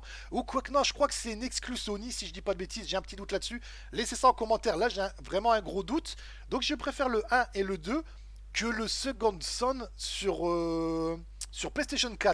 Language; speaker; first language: French; native; French